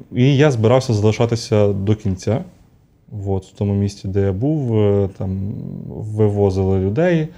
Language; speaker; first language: Ukrainian; native; Ukrainian